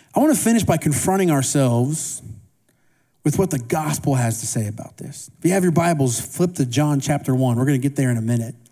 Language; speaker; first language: English; native; English